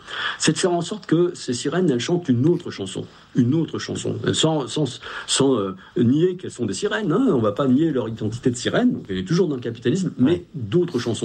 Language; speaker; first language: French; native; French